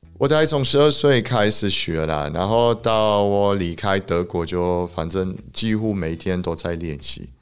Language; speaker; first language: Chinese; non-native, fluent; German